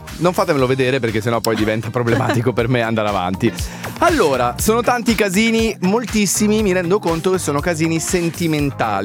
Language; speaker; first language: Italian; native; Italian